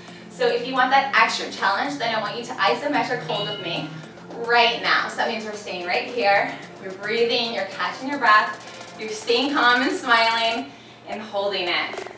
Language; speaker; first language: English; native; English